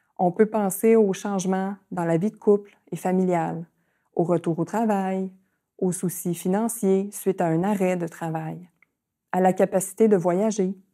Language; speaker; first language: French; native; French